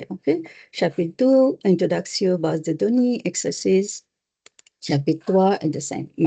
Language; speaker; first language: French; non-native, learner; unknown